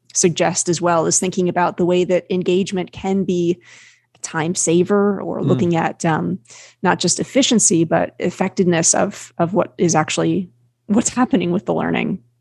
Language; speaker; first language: English; native; English